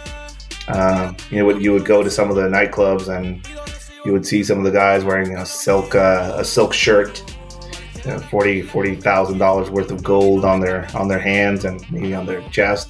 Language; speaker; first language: English; non-native, fluent; Spanish